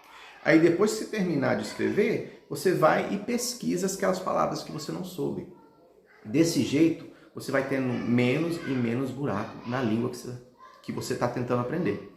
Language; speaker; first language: Portuguese; early bilingual, heritage; Portuguese